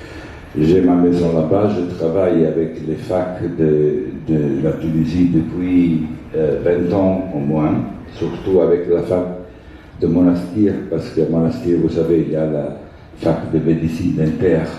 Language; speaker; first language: French; non-native, fluent; Italian